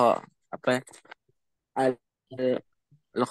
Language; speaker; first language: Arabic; non-native, learner; Indonesian